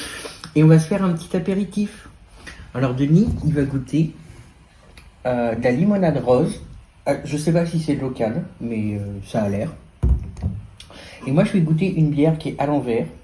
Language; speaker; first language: French; native; French